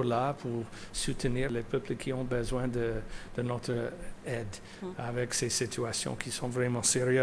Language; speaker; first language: French; non-native, fluent; English